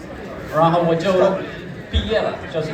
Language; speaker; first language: Chinese; non-native, fluent; English